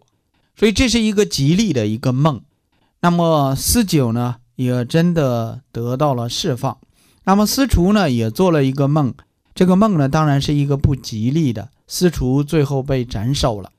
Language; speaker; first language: Chinese; native; Chinese